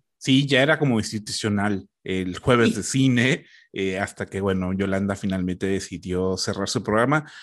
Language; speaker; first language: Spanish; native; Spanish